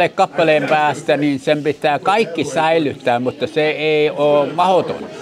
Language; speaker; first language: Finnish; early bilingual, other home language; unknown